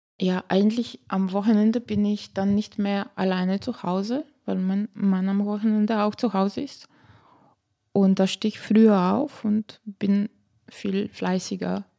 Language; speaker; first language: German; non-native, fluent; Slovenian